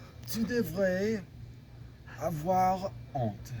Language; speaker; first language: French; non-native, learner; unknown